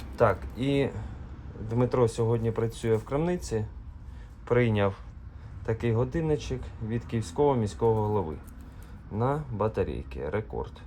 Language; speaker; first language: Ukrainian; non-native, local second language; Russian